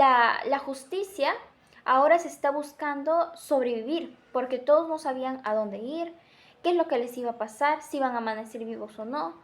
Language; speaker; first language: Spanish; native; Spanish